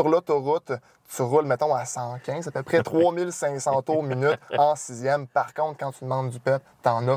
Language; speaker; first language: French; native; French